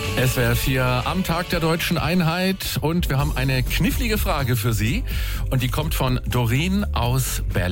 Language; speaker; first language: German; native; German